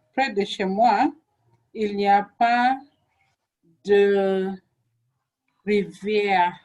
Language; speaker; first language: French; non-native, learner; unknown